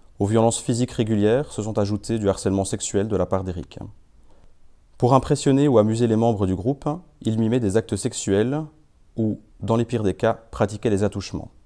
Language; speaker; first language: French; native; French